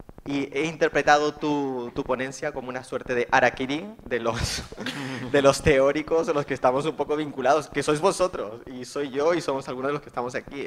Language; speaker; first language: Spanish; non-native, local second language; Catalan